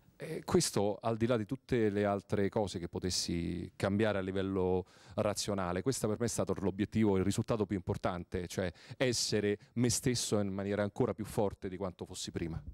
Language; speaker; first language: Italian; native; Italian